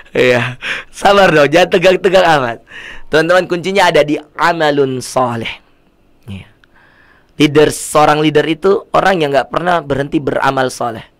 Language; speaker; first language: Indonesian; native; Indonesian